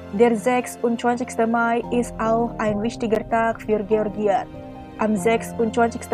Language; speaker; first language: German; non-native, fluent; Indonesian